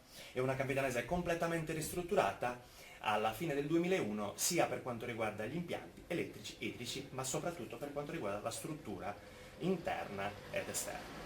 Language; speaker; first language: Italian; native; Italian